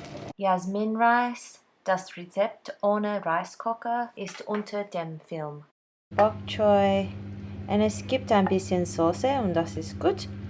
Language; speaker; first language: German; non-native, learner; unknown